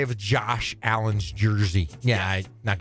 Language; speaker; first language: English; native; English